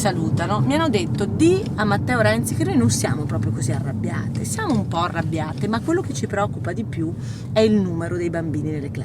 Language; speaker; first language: Italian; native; Italian